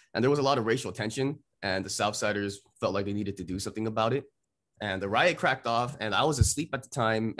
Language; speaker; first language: English; native; English